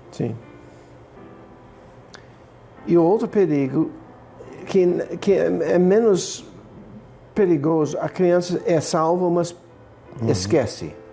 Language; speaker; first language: Portuguese; non-native, fluent; English